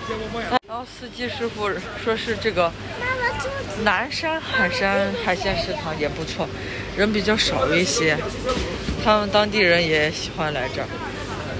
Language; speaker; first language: Chinese; native; Chinese